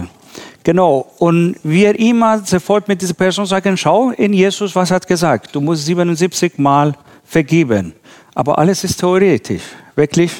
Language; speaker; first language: German; non-native, learner; Persian